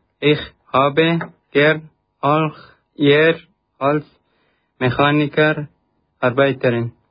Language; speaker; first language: German; non-native, learner; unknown